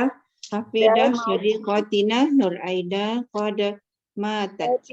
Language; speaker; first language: Arabic; non-native, learner; Malay